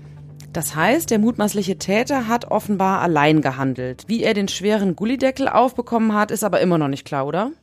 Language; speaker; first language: German; native; German